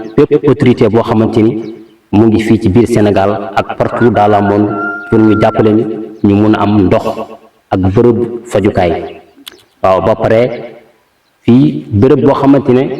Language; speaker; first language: Wolof; non-native, local second language; Fula